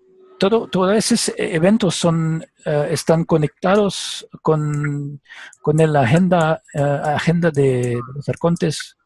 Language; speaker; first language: Spanish; non-native, learner; French